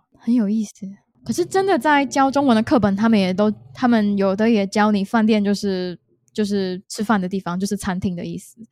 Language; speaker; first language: Chinese; native; Chinese